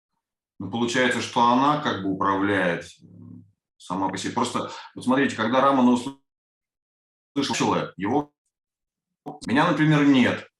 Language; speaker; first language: Russian; native; Russian